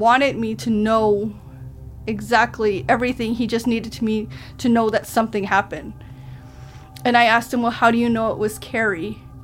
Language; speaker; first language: English; native; English